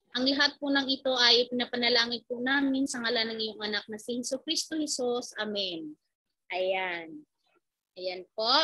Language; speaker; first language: Filipino; native; Filipino